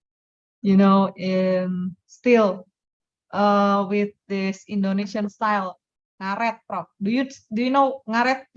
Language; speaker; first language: English; non-native, fluent; Indonesian